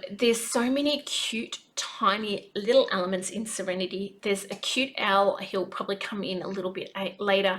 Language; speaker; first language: English; native; English